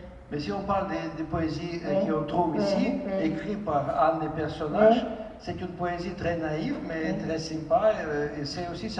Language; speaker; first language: French; non-native, fluent; Russian